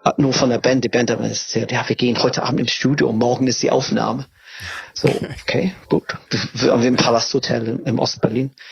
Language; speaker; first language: German; non-native, fluent; English